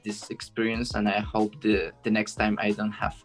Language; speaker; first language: English; non-native, learner; Spanish